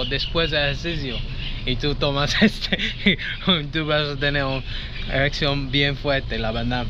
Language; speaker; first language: Spanish; non-native, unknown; English